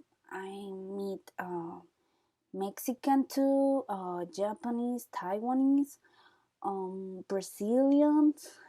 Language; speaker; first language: English; non-native, learner; Spanish